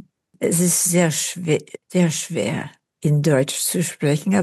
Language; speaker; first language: German; early bilingual, heritage; German